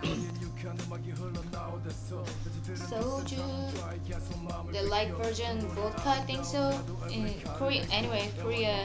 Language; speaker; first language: English; non-native, learner; Korean